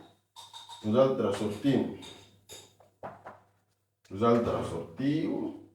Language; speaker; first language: Catalan; non-native, fluent; Akan